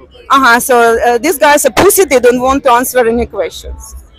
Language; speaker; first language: English; non-native, fluent; Russian